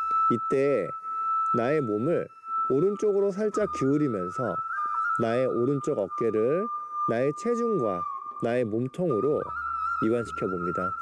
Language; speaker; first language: Korean; native; Korean